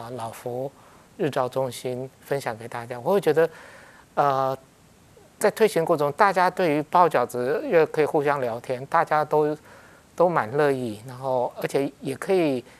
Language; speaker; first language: Chinese; native; Chinese